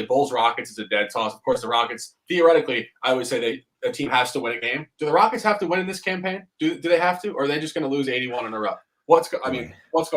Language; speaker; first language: English; native; English